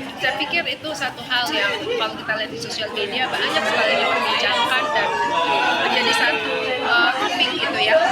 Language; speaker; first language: Indonesian; native; Indonesian